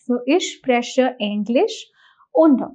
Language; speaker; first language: German; non-native, fluent; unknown